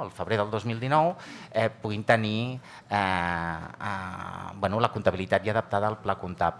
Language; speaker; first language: Catalan; native; Catalan